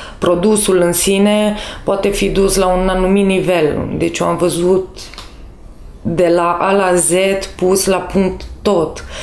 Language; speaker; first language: Romanian; native; Romanian